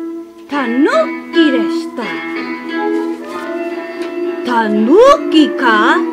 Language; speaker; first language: Japanese; non-native, learner; English